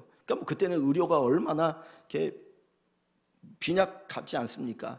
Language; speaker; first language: Korean; native; Korean